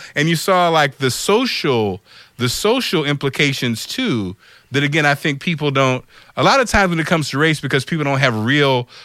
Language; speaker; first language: English; native; English